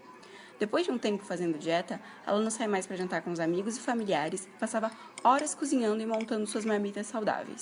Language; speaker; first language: Portuguese; native; Portuguese